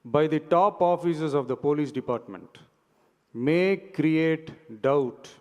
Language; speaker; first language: English; non-native, local second language; Tamil